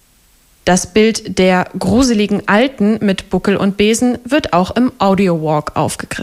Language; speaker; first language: German; native; German